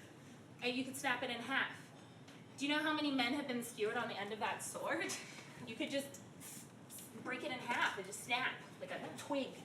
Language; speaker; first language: English; native; English